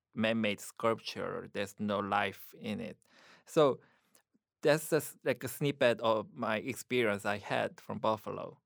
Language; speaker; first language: English; non-native, fluent; Korean